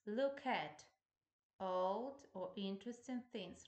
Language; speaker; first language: English; non-native, fluent; Ukrainian